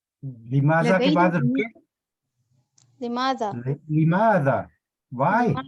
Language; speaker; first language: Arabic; non-native, fluent; Urdu